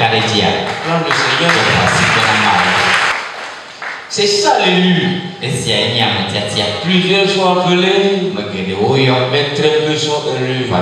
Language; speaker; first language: French; non-native, local second language; Ewe